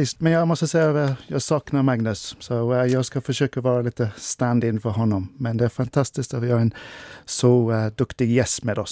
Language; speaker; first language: Swedish; non-native, fluent; English